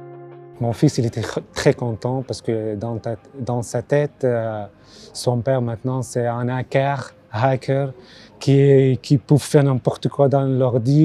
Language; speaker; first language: French; non-native, learner; Arabic